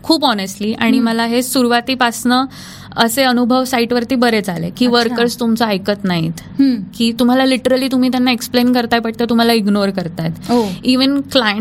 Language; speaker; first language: Marathi; native; Marathi